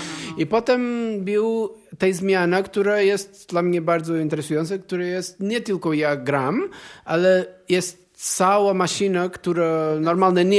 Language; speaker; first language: Polish; non-native, learner; Portuguese